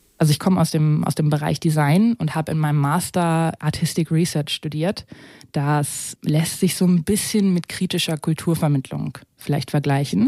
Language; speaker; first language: German; native; German